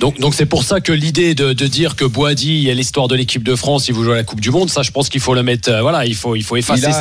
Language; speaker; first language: French; native; French